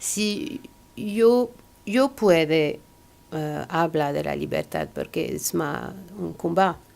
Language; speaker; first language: Spanish; non-native, learner; French